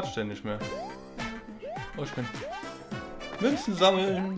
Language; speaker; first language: German; native; German